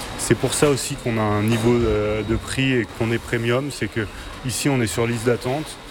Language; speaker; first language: French; native; French